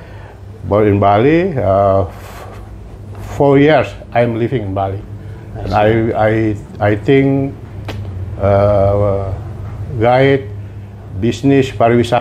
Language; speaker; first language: English; non-native, learner; Indonesian